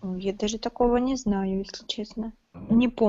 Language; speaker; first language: Russian; native; Russian